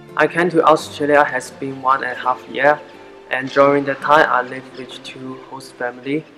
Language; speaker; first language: English; non-native, learner; Chinese